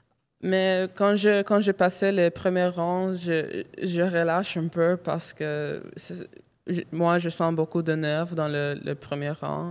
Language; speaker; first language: French; non-native, local second language; English